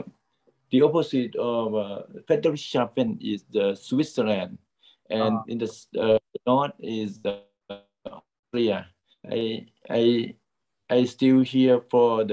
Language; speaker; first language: English; non-native, learner; Thai